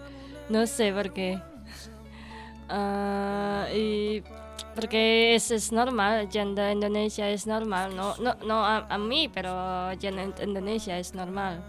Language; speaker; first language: Catalan; non-native, learner; Indonesian